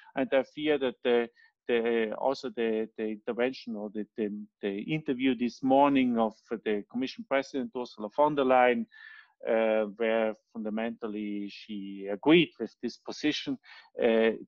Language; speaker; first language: English; non-native, fluent; Italian